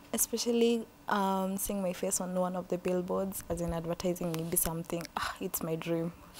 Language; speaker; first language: English; non-native, local second language; Swahili